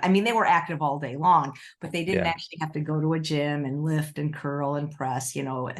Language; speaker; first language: English; native; English